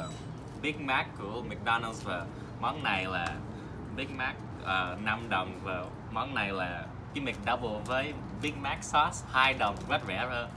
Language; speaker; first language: Vietnamese; early bilingual, heritage; English